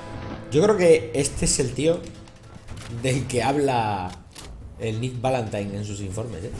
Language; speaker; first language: Spanish; native; Spanish